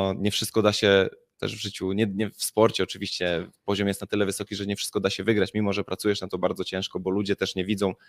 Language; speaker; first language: Polish; native; Polish